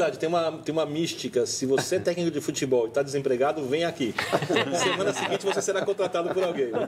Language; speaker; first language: Portuguese; native; Portuguese